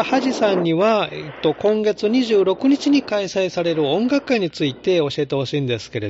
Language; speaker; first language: Japanese; native; Japanese